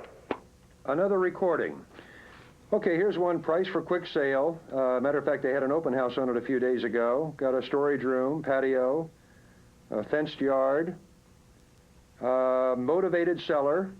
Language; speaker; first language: English; native; English